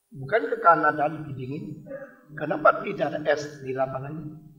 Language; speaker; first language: Indonesian; non-native, fluent; Chinese